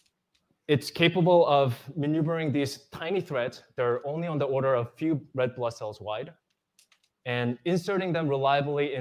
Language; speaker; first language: English; non-native, fluent; Korean